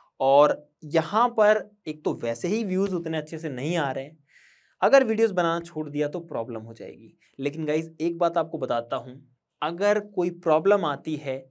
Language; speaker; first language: Hindi; native; Hindi